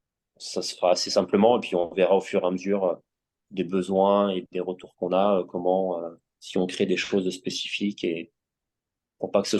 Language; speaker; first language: French; native; French